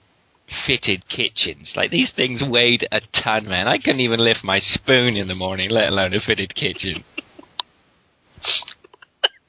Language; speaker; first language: English; native; English